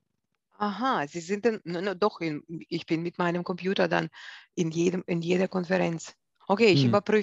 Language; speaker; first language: German; non-native, fluent; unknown